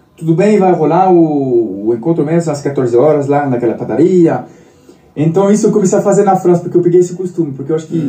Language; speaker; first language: Portuguese; non-native, fluent; French